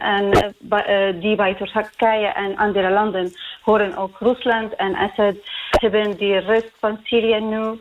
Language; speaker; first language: Dutch; non-native, learner; Arabic